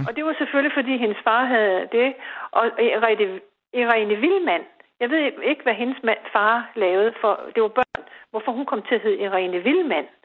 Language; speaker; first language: Danish; native; Danish